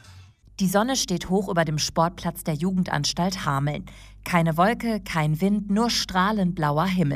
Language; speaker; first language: German; native; German